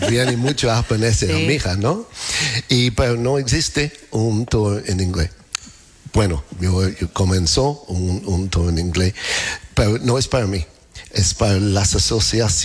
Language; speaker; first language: Spanish; non-native, learner; English